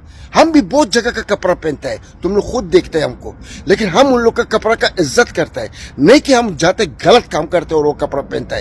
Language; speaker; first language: Hindi; non-native, fluent; Arabic